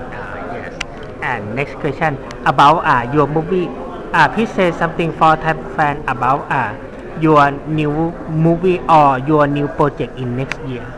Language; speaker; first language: English; non-native, learner; Thai